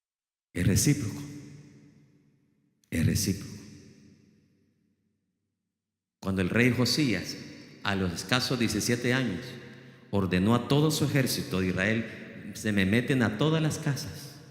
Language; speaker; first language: Spanish; native; Spanish